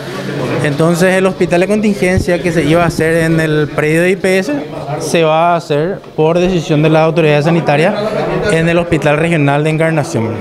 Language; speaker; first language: Spanish; native; Spanish